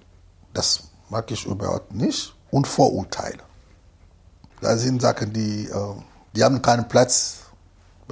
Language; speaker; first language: German; non-native, fluent; Lingala